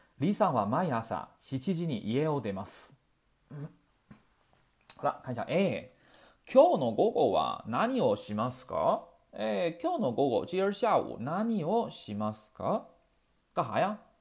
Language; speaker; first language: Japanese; non-native, fluent; Chinese